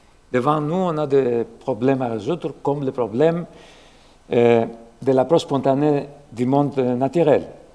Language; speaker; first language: French; non-native, fluent; Greek